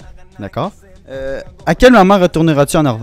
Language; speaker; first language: French; native; French